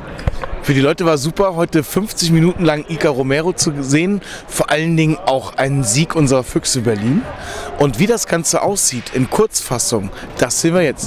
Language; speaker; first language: German; native; German